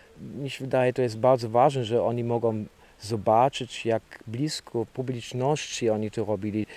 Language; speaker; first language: Polish; non-native, fluent; German